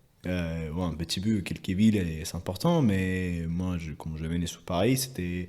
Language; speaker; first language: French; non-native, fluent; Spanish